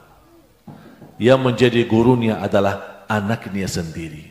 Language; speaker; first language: Indonesian; non-native, fluent; Arabic